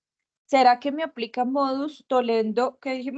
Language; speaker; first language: Spanish; native; Spanish